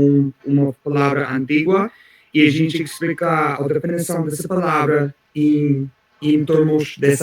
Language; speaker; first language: Portuguese; non-native, learner; English